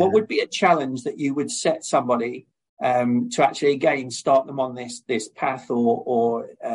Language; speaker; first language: English; native; English